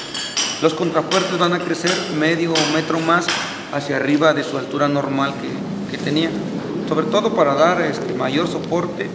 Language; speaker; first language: Spanish; native; Spanish